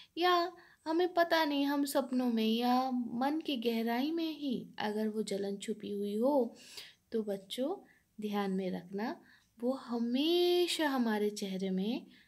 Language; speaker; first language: Hindi; non-native, local second language; Bangla